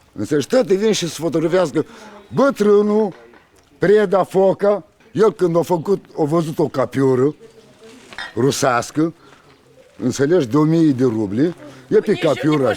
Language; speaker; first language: Romanian; non-native, local second language; Romany